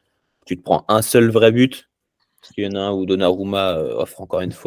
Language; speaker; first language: French; native; French